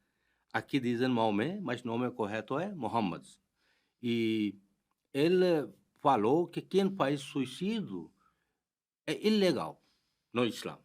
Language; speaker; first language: Portuguese; non-native, fluent; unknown